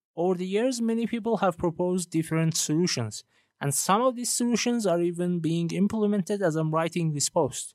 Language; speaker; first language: English; non-native, fluent; Persian